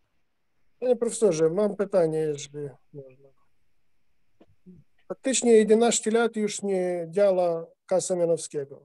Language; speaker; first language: Polish; non-native, fluent; Ukrainian